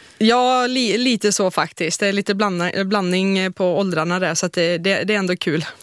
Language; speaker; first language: Swedish; native; Swedish